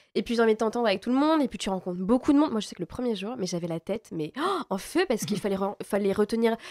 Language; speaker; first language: French; native; French